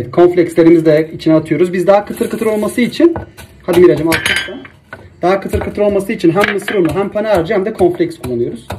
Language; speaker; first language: Turkish; native; Turkish